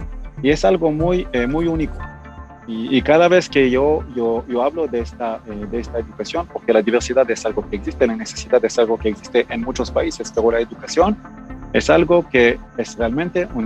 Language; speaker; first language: Spanish; non-native, fluent; Hebrew